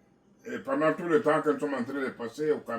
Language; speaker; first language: French; non-native, local second language; Kongo